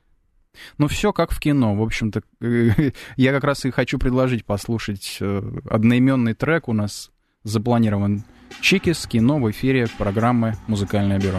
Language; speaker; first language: Russian; native; Russian